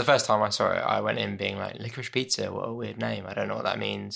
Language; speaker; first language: English; native; English